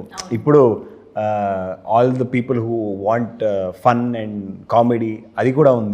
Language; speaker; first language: Telugu; non-native, learner; Kannada